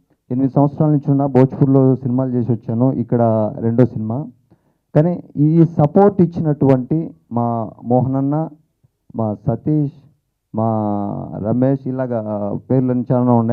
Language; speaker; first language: Telugu; native; Telugu